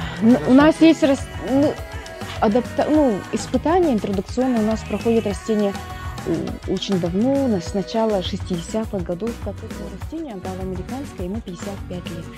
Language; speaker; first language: Russian; native; Russian